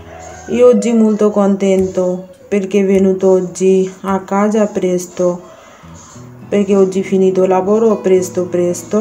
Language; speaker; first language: Italian; non-native, learner; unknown